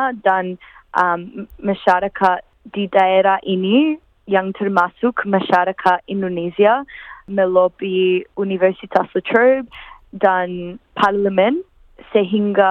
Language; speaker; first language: Indonesian; non-native, fluent; English